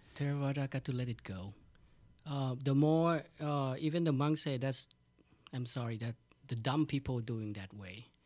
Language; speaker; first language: English; non-native, learner; Thai